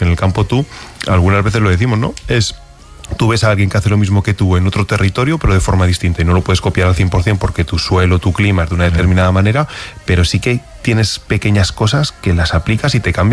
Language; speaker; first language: Spanish; native; Spanish